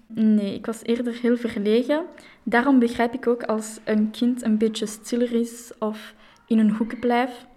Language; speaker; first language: Dutch; non-native, local second language; French